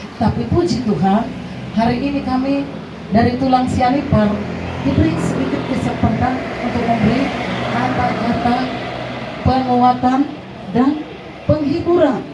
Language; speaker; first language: Indonesian; non-native, local second language; Batak Toba